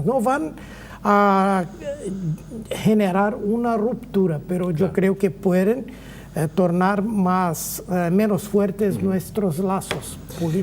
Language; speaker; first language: Spanish; non-native, fluent; Portuguese